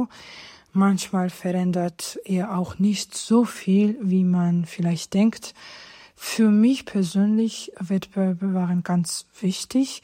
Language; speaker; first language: German; non-native, fluent; Georgian